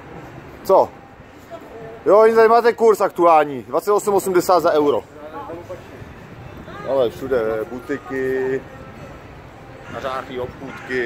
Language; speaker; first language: Czech; native; Czech